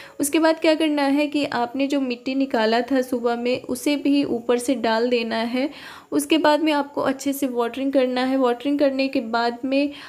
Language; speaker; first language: Hindi; native; Hindi